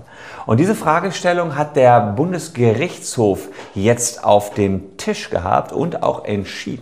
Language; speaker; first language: German; native; German